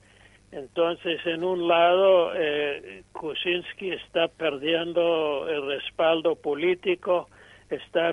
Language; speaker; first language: Spanish; non-native, fluent; English